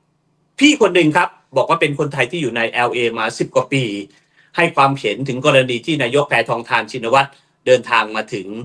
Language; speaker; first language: Thai; native; Thai